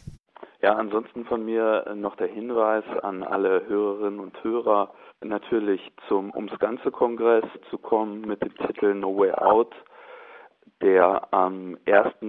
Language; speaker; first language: German; native; German